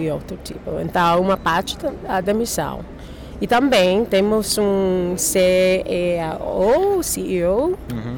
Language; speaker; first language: Portuguese; non-native, learner; English